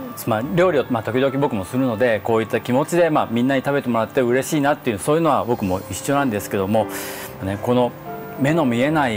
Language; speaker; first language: Japanese; native; Japanese